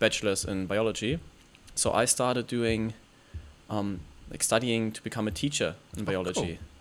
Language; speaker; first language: English; non-native, fluent; German